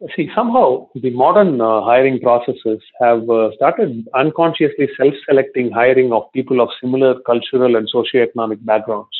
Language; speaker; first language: English; non-native, local second language; Tamil